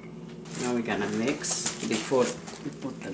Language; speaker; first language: English; non-native, learner; Portuguese